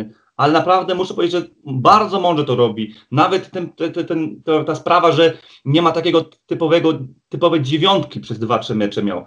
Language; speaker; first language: Polish; early bilingual, heritage; Polish